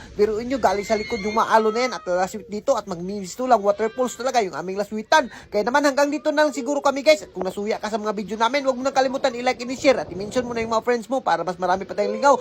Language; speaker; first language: Filipino; non-native, local second language; Surigaonon